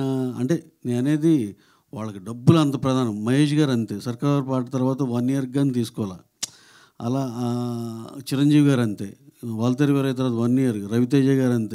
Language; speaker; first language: Telugu; native; Telugu